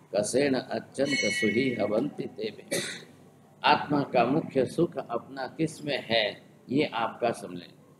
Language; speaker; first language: Hindi; non-native, local second language; Gujarati